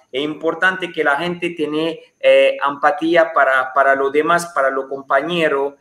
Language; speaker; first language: Spanish; non-native, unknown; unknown